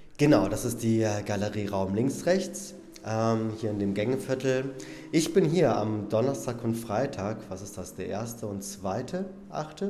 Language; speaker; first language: German; early bilingual, other home language; Polish